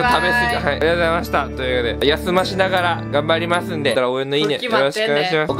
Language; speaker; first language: Japanese; native; Japanese